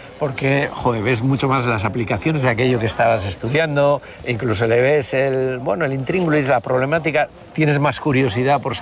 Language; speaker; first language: Spanish; native; Spanish